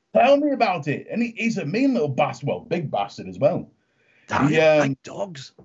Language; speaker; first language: English; native; English